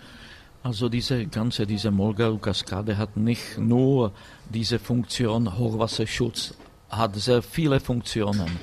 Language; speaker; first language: German; non-native, fluent; Czech